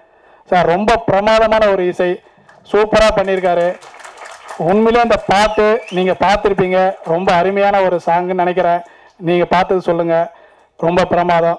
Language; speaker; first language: Tamil; native; Tamil